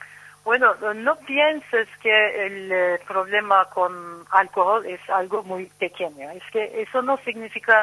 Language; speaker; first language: Spanish; non-native, fluent; Turkish